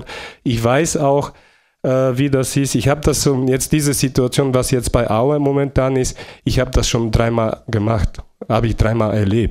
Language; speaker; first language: German; non-native, fluent; Bulgarian